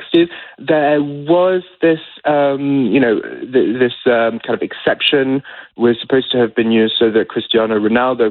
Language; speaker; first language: English; native; English